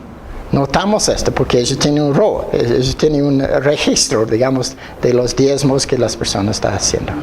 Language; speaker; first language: Spanish; non-native, fluent; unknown